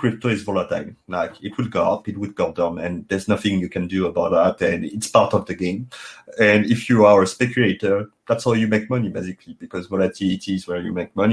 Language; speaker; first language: English; non-native, fluent; French